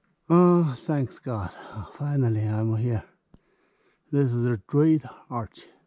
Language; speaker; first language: English; non-native, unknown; Chinese